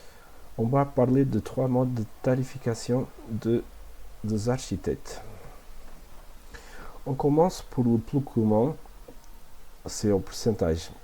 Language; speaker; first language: French; non-native, fluent; Portuguese